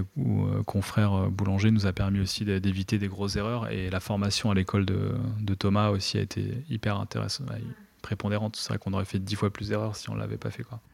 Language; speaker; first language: French; native; French